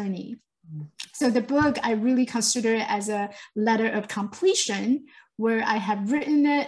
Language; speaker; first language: English; non-native, fluent; Chinese